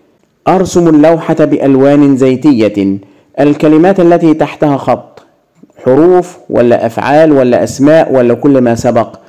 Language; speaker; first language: Arabic; native; Arabic